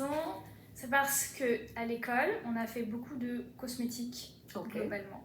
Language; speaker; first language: French; native; French